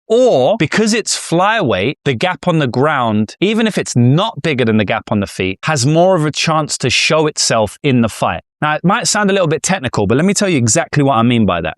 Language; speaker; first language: English; native; English